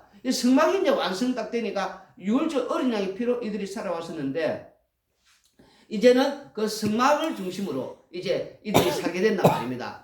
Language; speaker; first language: Korean; native; Korean